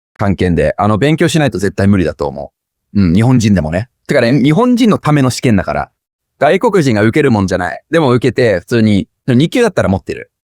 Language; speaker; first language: Japanese; non-native, fluent; English